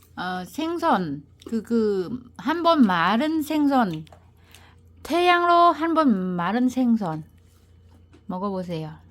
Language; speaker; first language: Korean; non-native, learner; Vietnamese